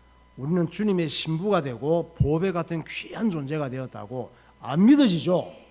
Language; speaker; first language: Korean; native; Korean